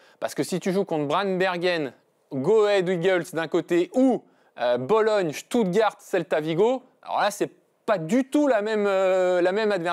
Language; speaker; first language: French; native; French